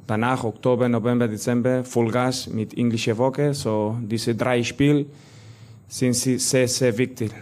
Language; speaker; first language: German; non-native, learner; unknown